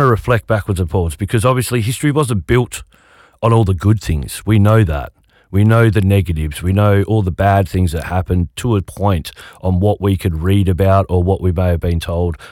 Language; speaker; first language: English; native; English